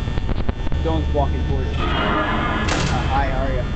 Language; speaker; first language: English; native; English